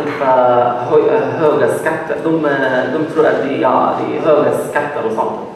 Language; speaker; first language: Swedish; non-native, fluent; Arabic